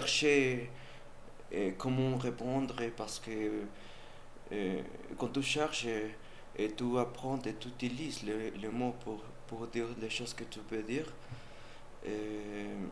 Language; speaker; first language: French; non-native, learner; Spanish